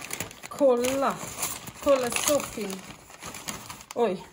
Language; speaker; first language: Swedish; non-native, fluent; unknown